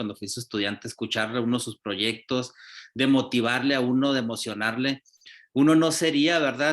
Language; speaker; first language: Spanish; native; Spanish